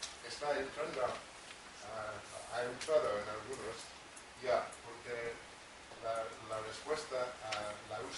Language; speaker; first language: Spanish; non-native, fluent; English